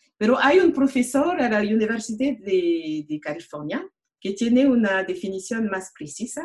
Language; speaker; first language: Spanish; non-native, learner; French